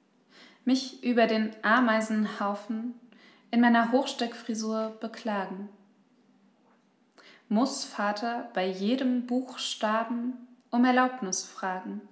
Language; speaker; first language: German; native; German